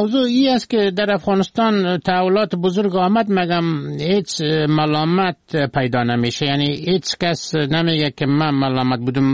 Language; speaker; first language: Persian; native; Persian